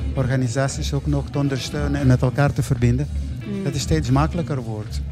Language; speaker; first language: Dutch; non-native, fluent; Portuguese